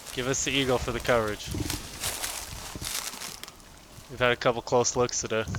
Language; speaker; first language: English; native; English